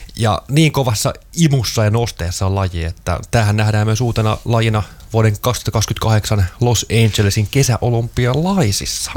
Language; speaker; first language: Finnish; native; Finnish